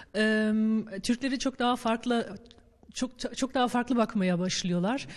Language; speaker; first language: Turkish; early bilingual, heritage; Turkish